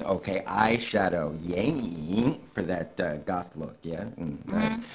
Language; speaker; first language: English; native; English